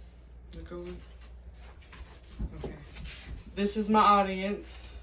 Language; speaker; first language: English; native; English